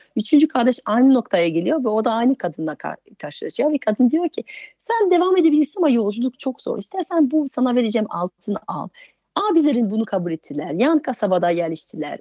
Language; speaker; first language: Turkish; non-native, fluent; French